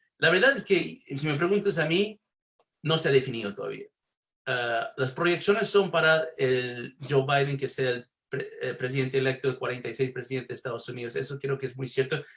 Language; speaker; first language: Spanish; early bilingual, heritage; Spanish